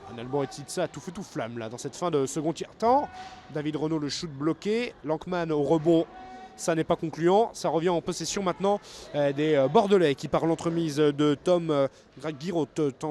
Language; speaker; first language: French; native; French